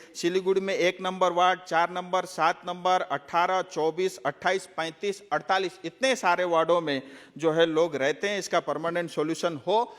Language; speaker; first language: Hindi; non-native, local second language; Nepali